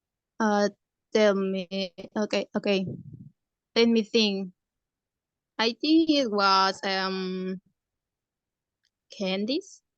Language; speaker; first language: English; non-native, learner; Spanish